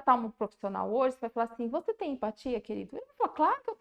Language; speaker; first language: Portuguese; native; Portuguese